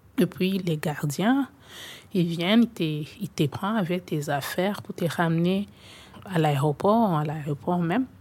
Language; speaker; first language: French; non-native, local second language; Swahili